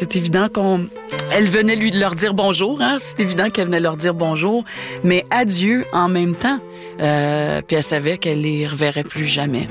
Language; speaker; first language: French; native; French